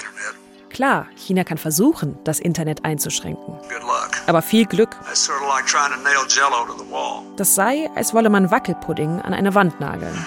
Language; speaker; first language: German; native; German